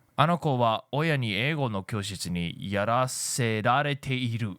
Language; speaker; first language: Japanese; non-native, fluent; English